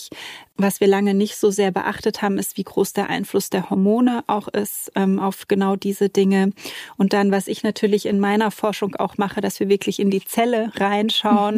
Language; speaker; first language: German; native; German